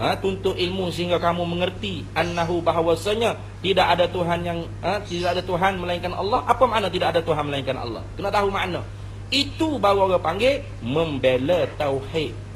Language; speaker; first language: Malay; native; Malay